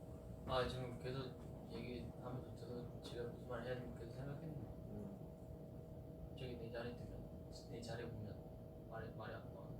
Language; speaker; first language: Korean; non-native, fluent; Chinese